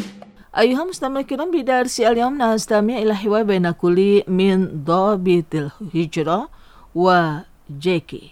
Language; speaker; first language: Arabic; non-native, fluent; Indonesian